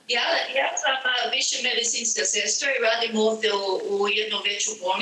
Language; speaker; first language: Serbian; early bilingual, heritage; Serbian